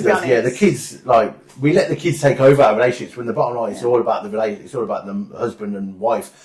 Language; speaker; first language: English; native; English